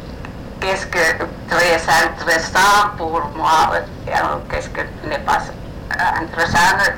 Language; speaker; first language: French; non-native, learner; Finnish